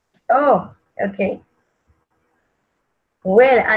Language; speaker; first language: English; non-native, learner; Spanish